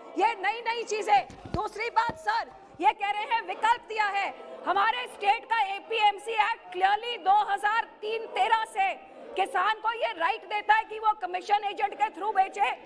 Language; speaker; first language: Hindi; non-native, local second language; Punjabi